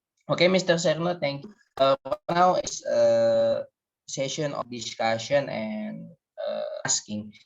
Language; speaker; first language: English; non-native, learner; Indonesian